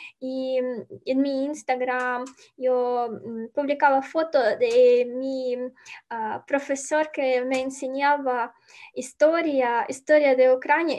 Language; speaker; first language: Spanish; non-native, learner; Ukrainian